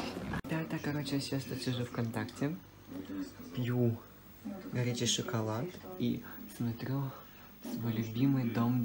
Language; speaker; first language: Russian; native; Russian